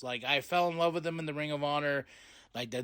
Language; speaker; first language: English; native; English